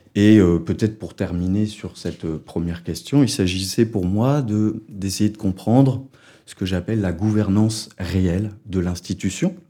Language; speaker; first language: French; native; French